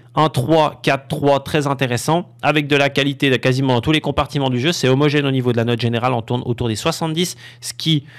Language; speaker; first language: French; native; French